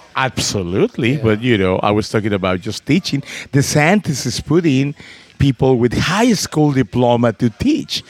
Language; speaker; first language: English; non-native, fluent; Spanish